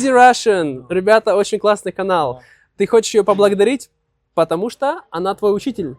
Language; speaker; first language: Russian; native; Russian